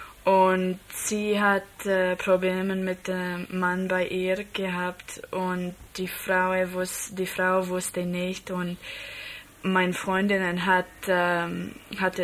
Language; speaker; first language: German; non-native, learner; English